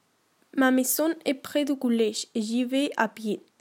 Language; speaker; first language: French; non-native, learner; Spanish